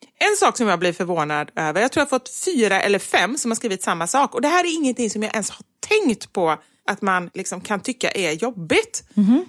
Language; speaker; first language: Swedish; native; Swedish